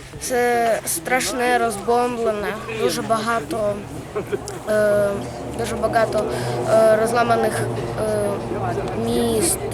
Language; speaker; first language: Ukrainian; non-native, local second language; Russian